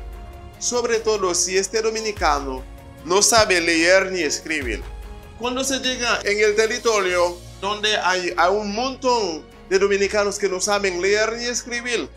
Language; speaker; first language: Spanish; non-native, fluent; Haitian Creole